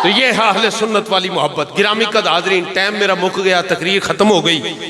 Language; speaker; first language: Urdu; non-native, local second language; Punjabi